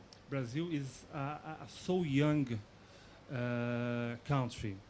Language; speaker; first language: English; non-native, learner; Portuguese